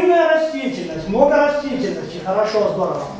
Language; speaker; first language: Russian; native; Russian